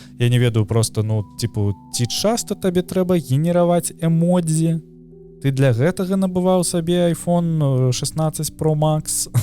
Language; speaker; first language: Belarusian; native; Belarusian